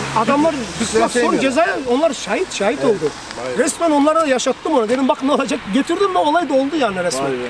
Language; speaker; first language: Turkish; early bilingual, heritage; Turkish